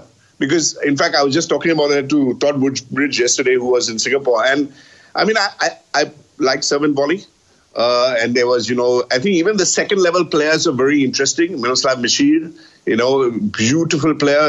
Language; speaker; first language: English; non-native, local second language; Bangla